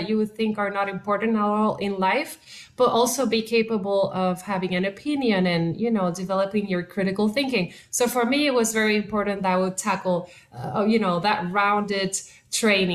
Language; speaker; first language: English; non-native, fluent; Spanish